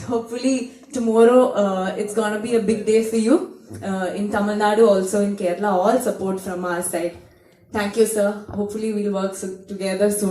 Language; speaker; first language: English; non-native, local second language; Malayalam